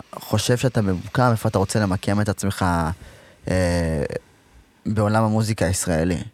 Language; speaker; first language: Hebrew; native; Hebrew